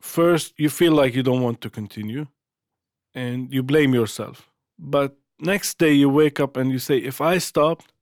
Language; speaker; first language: English; non-native, fluent; Arabic